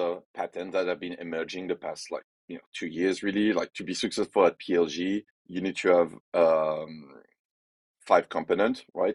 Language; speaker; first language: English; non-native, fluent; French